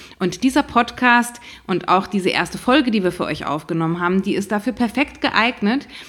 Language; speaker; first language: German; native; German